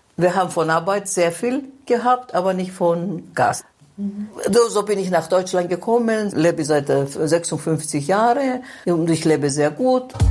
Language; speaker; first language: German; non-native, fluent; Greek